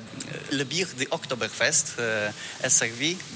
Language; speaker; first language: French; non-native, learner; Polish